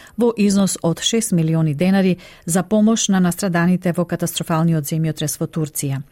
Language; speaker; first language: Macedonian; native; Macedonian